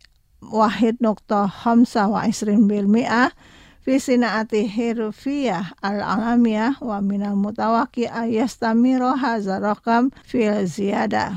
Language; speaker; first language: Arabic; non-native, fluent; Indonesian